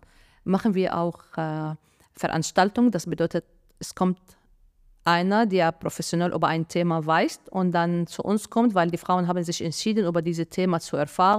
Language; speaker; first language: German; non-native, fluent; Arabic